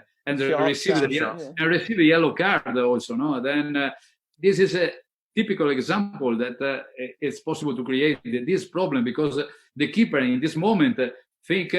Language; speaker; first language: English; non-native, learner; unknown